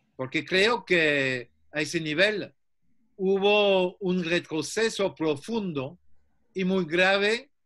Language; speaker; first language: Spanish; non-native, fluent; French